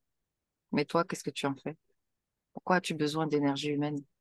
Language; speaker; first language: French; native; French